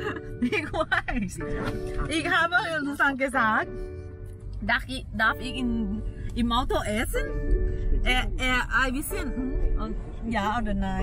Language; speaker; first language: German; non-native, learner; Thai